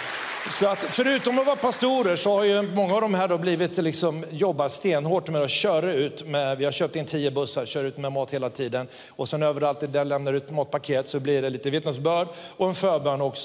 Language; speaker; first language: Swedish; native; Swedish